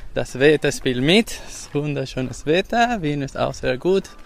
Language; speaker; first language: German; non-native, learner; Spanish